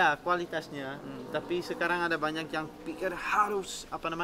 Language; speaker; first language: Indonesian; non-native, fluent; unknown